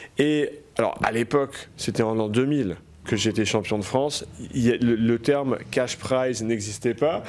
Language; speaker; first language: French; native; French